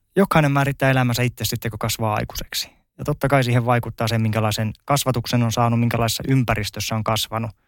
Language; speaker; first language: Finnish; native; Finnish